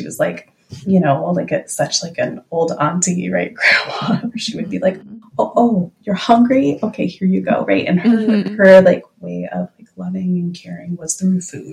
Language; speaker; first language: English; native; English